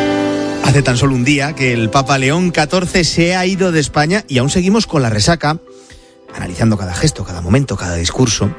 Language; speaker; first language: Spanish; native; Spanish